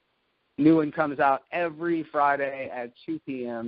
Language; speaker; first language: English; native; English